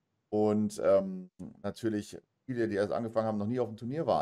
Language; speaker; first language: German; native; German